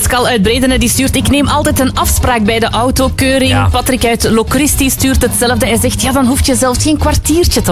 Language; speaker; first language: Dutch; native; Dutch